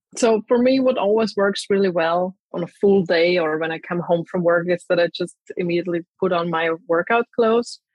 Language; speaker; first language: English; non-native, fluent; German